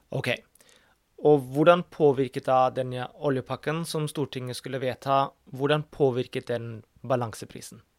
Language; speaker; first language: Norwegian; non-native, fluent; German